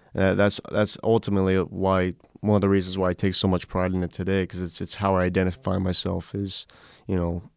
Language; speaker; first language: English; native; English